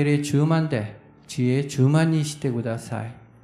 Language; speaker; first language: Japanese; non-native, fluent; Korean